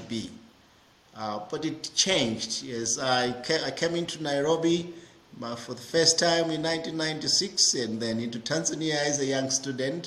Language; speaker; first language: English; non-native, local second language; Shona